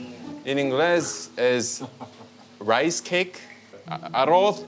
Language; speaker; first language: Spanish; non-native, learner; Korean